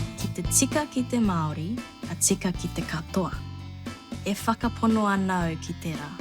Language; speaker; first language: Māori; non-native, local second language; Chinese